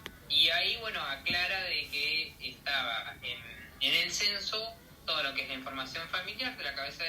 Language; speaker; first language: Spanish; native; Spanish